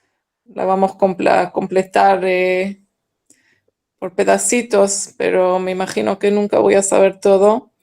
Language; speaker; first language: Spanish; early bilingual, heritage; Spanish